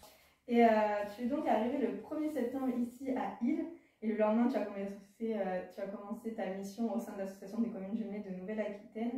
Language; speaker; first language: French; native; French